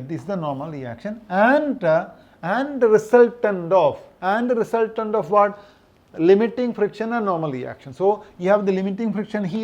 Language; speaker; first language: English; non-native, local second language; Malayalam